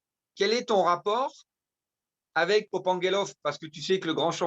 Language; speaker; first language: French; native; French